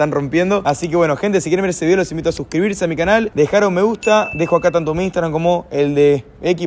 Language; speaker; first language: Spanish; native; Spanish